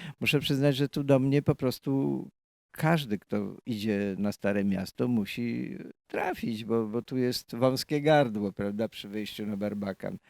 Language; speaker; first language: Polish; native; Polish